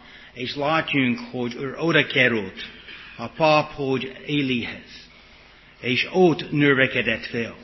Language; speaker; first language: Hungarian; non-native, fluent; English